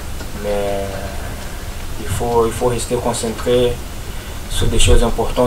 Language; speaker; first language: French; non-native, fluent; Portuguese